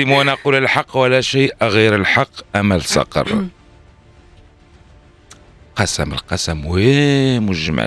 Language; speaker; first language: Arabic; native; Arabic